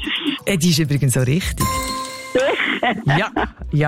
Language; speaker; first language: German; native; German